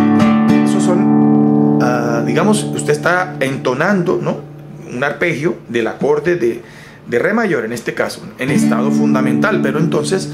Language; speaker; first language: Spanish; native; Spanish